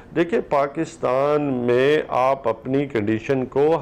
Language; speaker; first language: Urdu; non-native, local second language; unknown